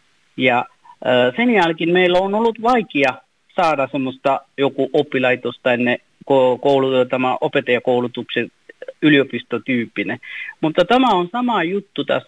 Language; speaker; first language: Finnish; non-native, fluent; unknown